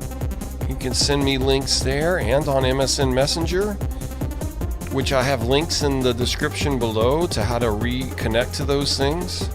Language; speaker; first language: English; native; English